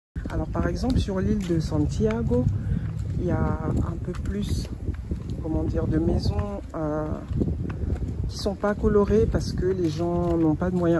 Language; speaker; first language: French; native; French